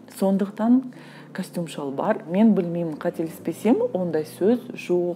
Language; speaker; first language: Kazakh; non-native, local second language; Russian